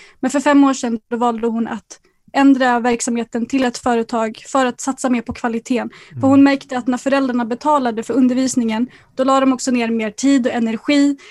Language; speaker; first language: Swedish; early bilingual, other home language; Arabic